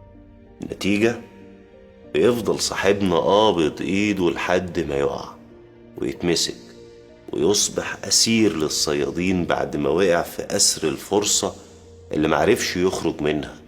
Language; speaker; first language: Arabic; native; Arabic